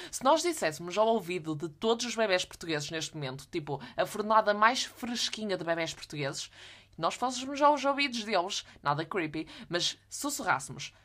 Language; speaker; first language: Portuguese; native; Portuguese